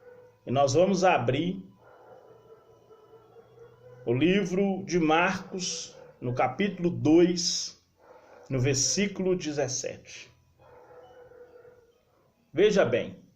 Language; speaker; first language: Portuguese; native; Portuguese